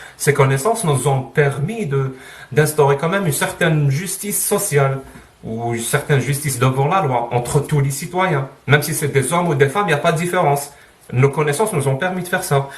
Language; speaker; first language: French; non-native, local second language; Arabic